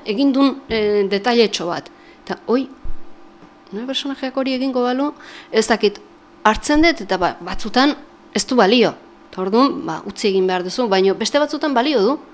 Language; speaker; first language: Basque; native; Basque